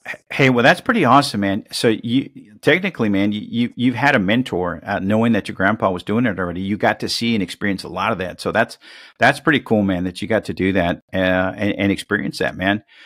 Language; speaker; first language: English; early bilingual, other home language; Spanish